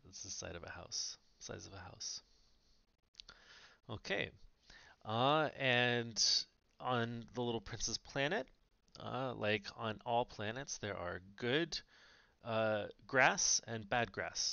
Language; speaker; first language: English; native; English